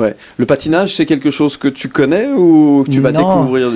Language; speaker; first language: French; native; French